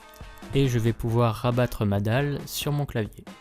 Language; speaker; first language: French; native; French